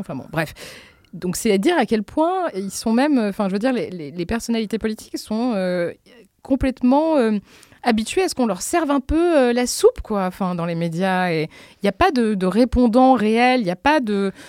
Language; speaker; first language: French; native; French